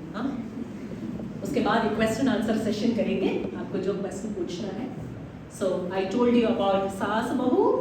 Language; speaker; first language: Hindi; non-native, local second language; Malayalam